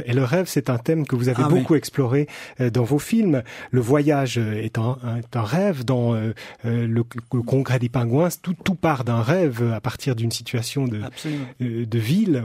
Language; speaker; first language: French; native; French